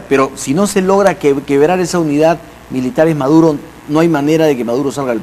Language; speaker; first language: Spanish; native; Spanish